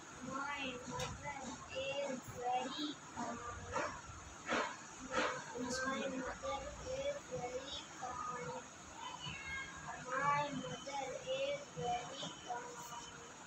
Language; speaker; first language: English; non-native, learner; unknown